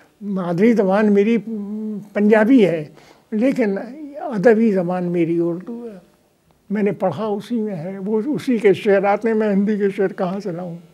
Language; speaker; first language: Urdu; native; Urdu